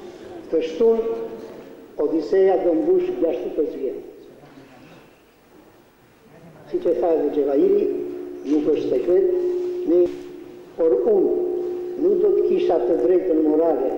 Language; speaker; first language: Albanian; native; Albanian